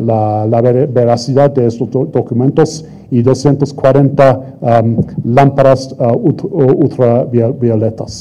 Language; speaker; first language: Spanish; non-native, fluent; English